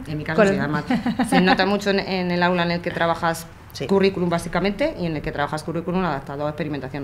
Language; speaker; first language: Spanish; native; Spanish